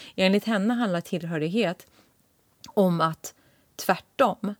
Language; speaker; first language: Swedish; non-native, local second language; Kurdish